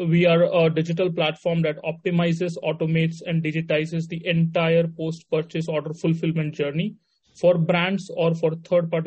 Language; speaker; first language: English; non-native, local second language; Hindi